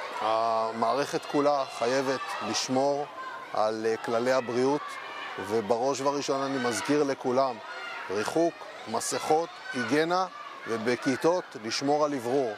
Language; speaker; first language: Hebrew; native; Hebrew